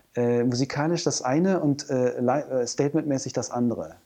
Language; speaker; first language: German; native; German